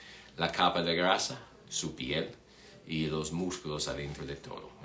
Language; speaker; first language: Spanish; non-native, fluent; English